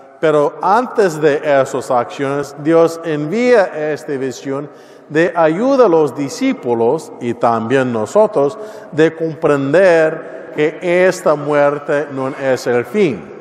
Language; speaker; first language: Spanish; non-native, learner; English